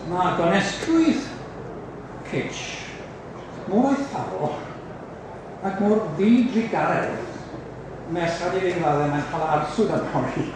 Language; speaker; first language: Welsh; native; Welsh